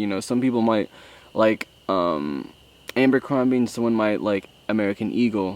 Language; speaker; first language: English; native; English